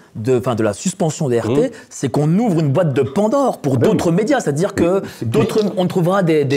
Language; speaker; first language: French; non-native, fluent; Polish